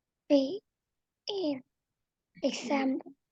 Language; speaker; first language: English; non-native, learner; Vietnamese